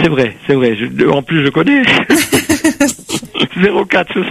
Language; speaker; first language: French; native; French